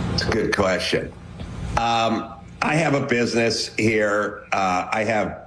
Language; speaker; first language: English; native; English